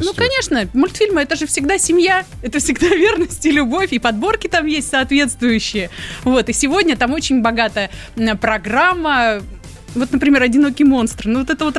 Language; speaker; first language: Russian; native; Russian